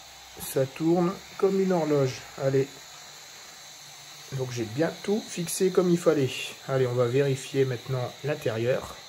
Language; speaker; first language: French; native; French